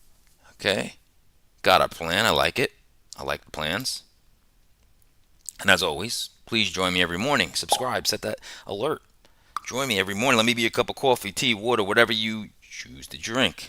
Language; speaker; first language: English; native; English